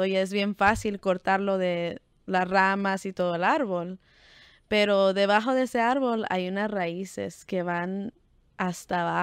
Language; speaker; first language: Spanish; early bilingual, heritage; Spanish